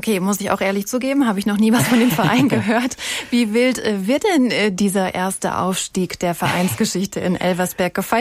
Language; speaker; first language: German; native; German